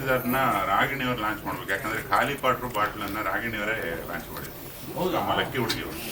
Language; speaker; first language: Kannada; native; Kannada